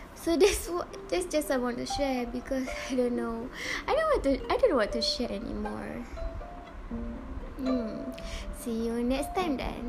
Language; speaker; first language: English; non-native, learner; Malay